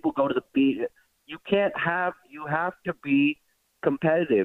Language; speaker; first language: English; native; English